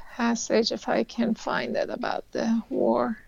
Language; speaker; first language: English; early bilingual, other home language; Persian